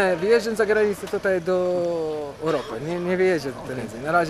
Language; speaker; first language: Polish; non-native, learner; Arabic